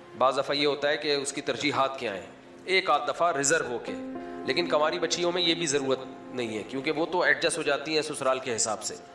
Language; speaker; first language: Urdu; native; Urdu